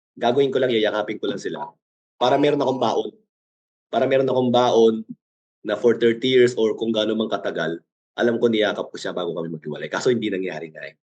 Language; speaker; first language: Filipino; early bilingual, other home language; Korean